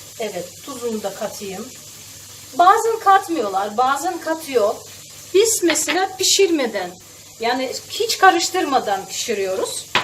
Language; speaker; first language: Turkish; non-native, fluent; Russian